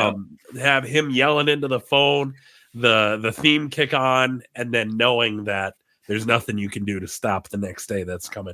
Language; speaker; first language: English; native; English